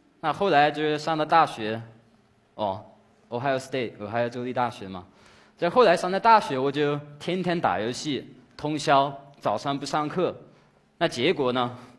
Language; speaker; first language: Chinese; non-native, fluent; English